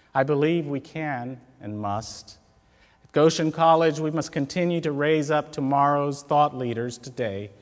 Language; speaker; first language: English; native; English